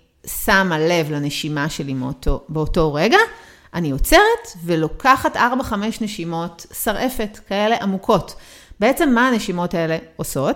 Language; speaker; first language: Hebrew; native; Hebrew